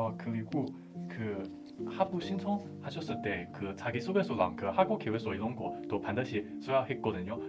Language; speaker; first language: Korean; non-native, fluent; Chinese